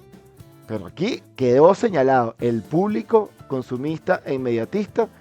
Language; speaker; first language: Spanish; native; Spanish